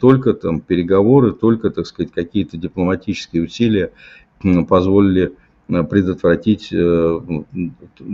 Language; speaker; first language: Russian; native; Russian